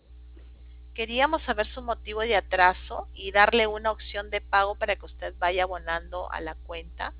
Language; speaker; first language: Spanish; native; Spanish